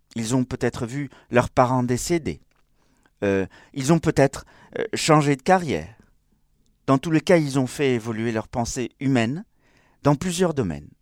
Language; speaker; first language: French; non-native, fluent; Spanish